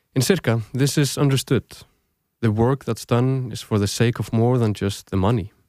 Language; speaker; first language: English; non-native, fluent; Icelandic